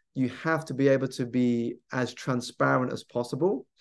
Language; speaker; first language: English; native; English